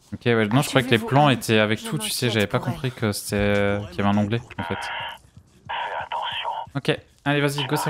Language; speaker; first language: French; native; French